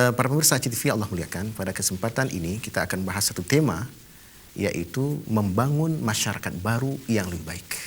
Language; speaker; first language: Indonesian; non-native, local second language; Achinese